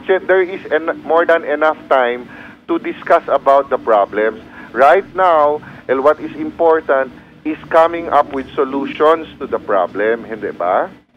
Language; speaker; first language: English; non-native, local second language; Chavacano